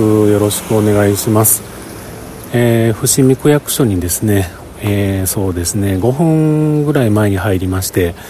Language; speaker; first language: Japanese; native; Japanese